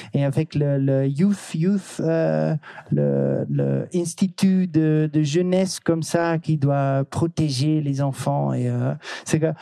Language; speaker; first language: French; non-native, learner; Dutch